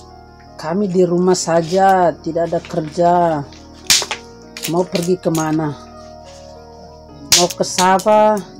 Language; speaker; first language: Indonesian; non-native, local second language; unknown